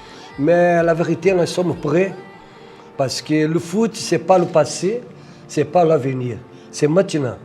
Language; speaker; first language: French; non-native, fluent; Portuguese